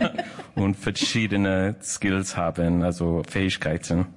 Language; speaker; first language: German; non-native, learner; English